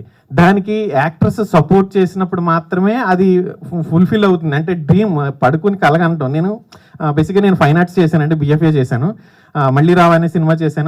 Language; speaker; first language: Telugu; native; Telugu